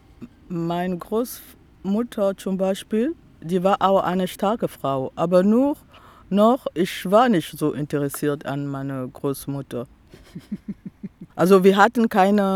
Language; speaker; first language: German; non-native, fluent; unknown